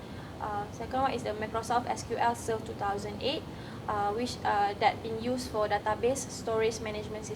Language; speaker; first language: English; non-native, learner; Malay